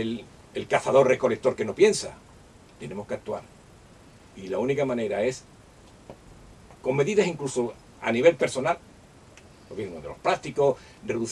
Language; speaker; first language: Spanish; native; Spanish